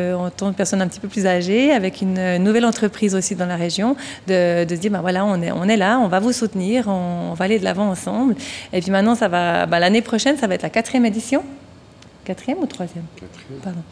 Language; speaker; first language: French; native; French